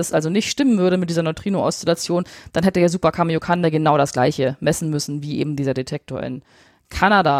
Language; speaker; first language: German; native; German